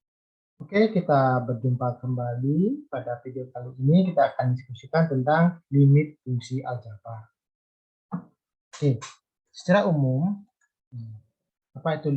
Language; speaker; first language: Indonesian; native; Indonesian